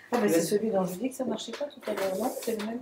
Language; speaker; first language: French; native; French